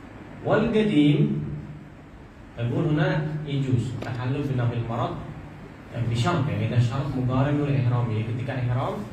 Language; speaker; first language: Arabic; non-native, fluent; Malay